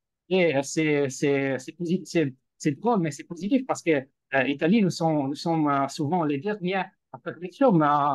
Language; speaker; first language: French; non-native, fluent; Italian